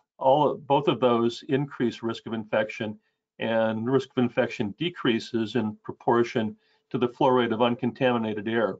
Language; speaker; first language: English; native; English